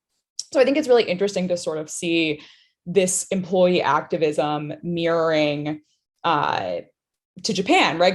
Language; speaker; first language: English; native; English